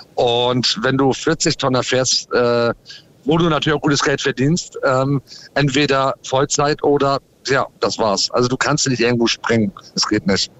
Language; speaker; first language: German; early bilingual, other home language; English